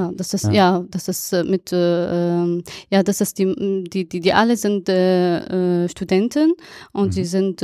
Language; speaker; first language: German; non-native, fluent; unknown